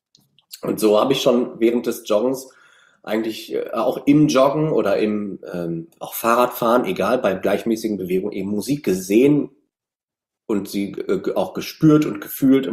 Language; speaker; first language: German; native; German